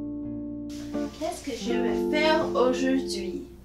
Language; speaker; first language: French; non-native, learner; English